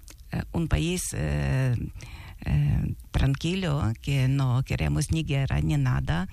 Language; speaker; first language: Spanish; non-native, learner; Ukrainian